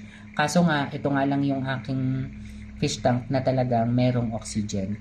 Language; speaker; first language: Filipino; native; Filipino